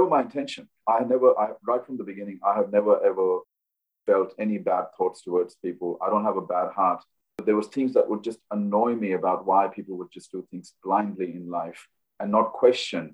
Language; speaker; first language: English; non-native, local second language; Hindi